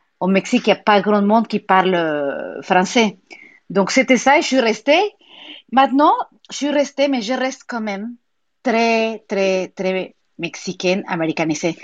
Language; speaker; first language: French; non-native, fluent; Spanish